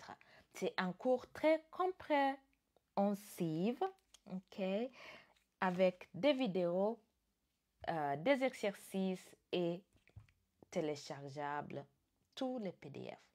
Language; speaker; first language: French; non-native, fluent; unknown